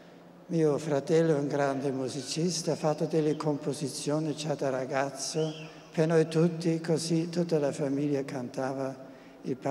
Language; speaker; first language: Italian; non-native, fluent; German